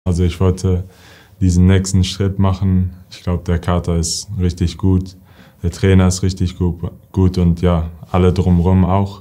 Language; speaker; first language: German; early bilingual, heritage; English